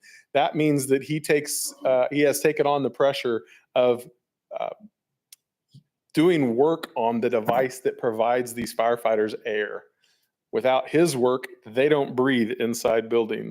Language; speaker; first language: English; native; English